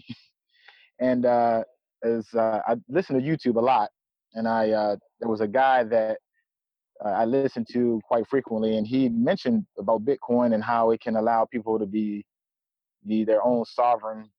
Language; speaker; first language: English; native; English